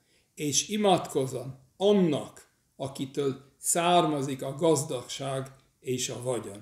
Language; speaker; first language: Hungarian; early bilingual, heritage; English